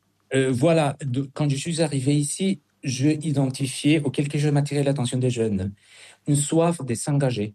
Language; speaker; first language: French; non-native, fluent; Spanish